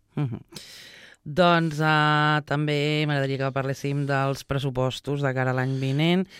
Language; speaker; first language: Catalan; native; Catalan